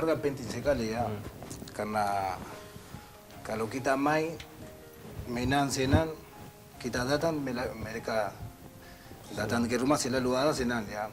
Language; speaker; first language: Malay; non-native, learner; Spanish